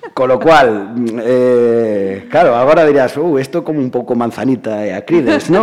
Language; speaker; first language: Spanish; native; Spanish